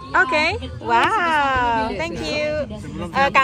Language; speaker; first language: English; non-native, learner; Indonesian